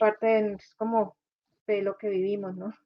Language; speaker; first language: Spanish; native; Spanish